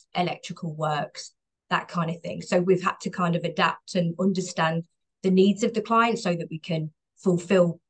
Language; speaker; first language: English; native; English